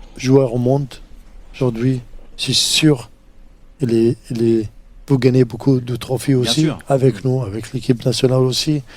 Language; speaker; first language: French; non-native, fluent; Arabic